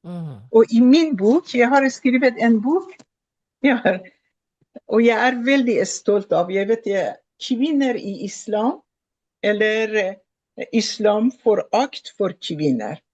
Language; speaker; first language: Norwegian; non-native, fluent; Persian